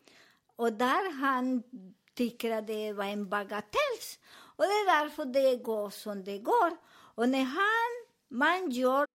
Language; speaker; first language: Swedish; non-native, learner; Spanish